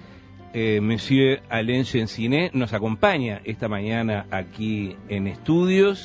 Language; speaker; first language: Spanish; native; Spanish